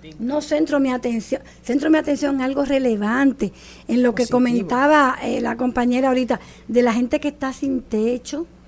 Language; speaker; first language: Spanish; native; Spanish